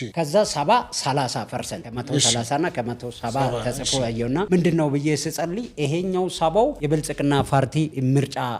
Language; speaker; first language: Amharic; non-native, local second language; Wolaytta